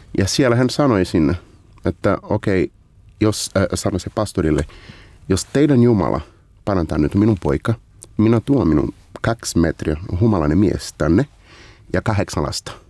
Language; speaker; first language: Finnish; non-native, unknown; Portuguese